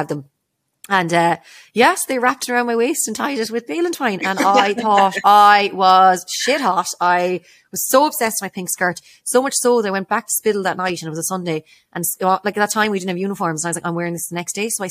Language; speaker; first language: English; native; English